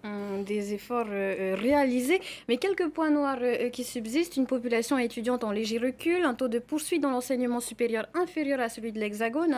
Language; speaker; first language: French; native; French